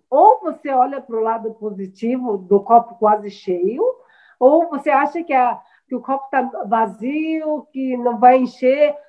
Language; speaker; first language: Portuguese; early bilingual, other home language; Chinese